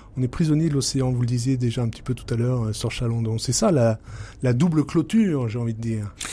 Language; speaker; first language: French; native; French